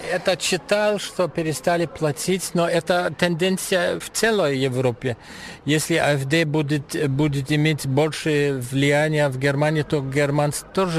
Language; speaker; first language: Russian; non-native, fluent; German